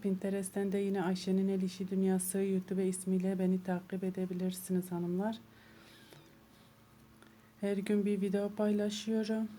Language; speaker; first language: Turkish; native; Turkish